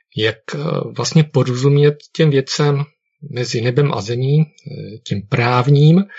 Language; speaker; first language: Czech; native; Czech